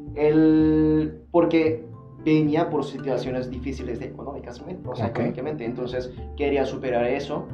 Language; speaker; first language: Spanish; non-native, fluent; Korean